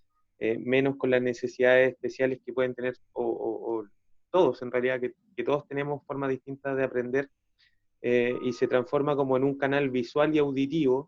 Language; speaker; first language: Spanish; native; Spanish